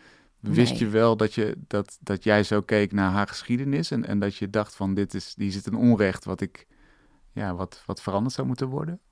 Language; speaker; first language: Dutch; native; Dutch